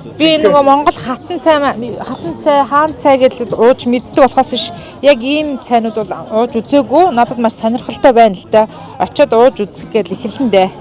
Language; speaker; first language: Mongolian; native; Mongolian